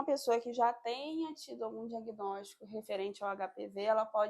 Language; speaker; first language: Portuguese; native; Portuguese